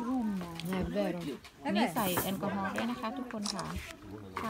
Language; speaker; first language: Italian; non-native, learner; Thai